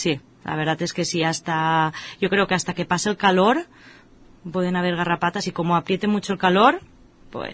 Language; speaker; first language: Spanish; native; Spanish